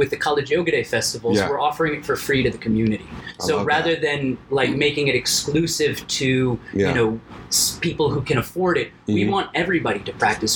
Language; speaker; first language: English; native; English